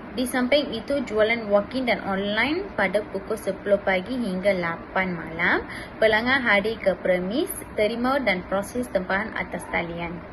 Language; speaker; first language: Malay; non-native, local second language; Tamil